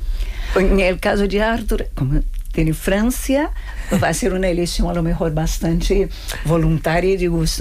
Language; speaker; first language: Spanish; non-native, fluent; Portuguese